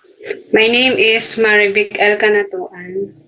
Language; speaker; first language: English; non-native, learner; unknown